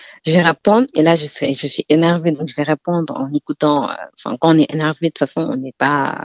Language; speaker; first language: French; non-native, local second language; Wolof